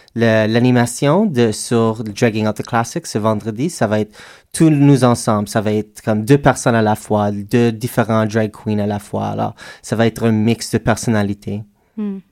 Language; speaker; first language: French; native; French